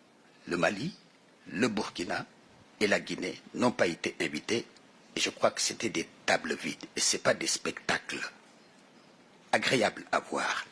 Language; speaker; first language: French; non-native, local second language; Wolof